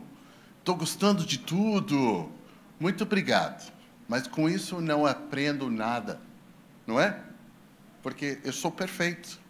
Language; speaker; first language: Portuguese; non-native, fluent; English